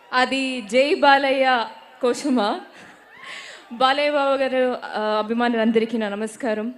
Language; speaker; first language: Telugu; non-native, learner; Malayalam